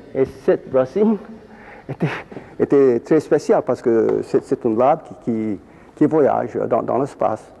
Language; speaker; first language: French; non-native, fluent; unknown